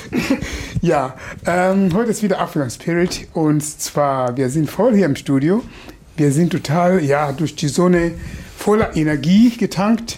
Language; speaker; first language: German; non-native, fluent; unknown